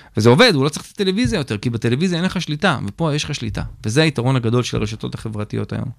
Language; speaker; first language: Hebrew; native; Hebrew